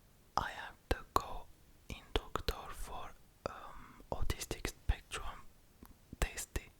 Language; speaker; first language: English; non-native, learner; French